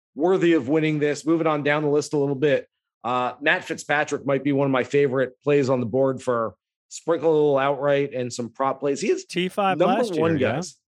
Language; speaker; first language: English; native; English